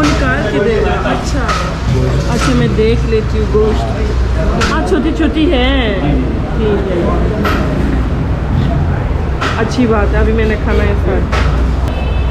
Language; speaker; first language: Hindi; non-native, learner; Turkish